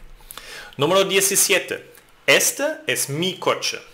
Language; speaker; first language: Spanish; non-native, fluent; German